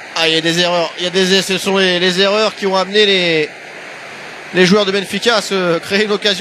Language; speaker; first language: French; native; French